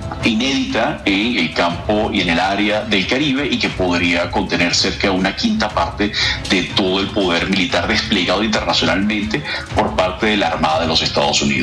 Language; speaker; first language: Spanish; native; Spanish